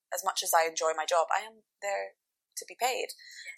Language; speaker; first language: English; native; English